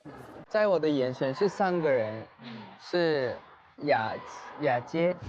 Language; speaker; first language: Chinese; non-native, learner; Thai